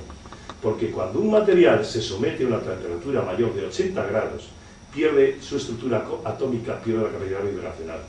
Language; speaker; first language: Spanish; native; Spanish